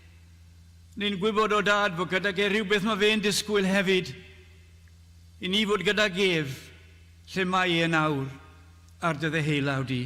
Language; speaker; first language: Welsh; native; Welsh